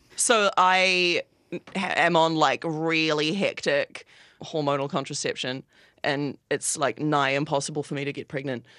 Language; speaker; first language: English; native; English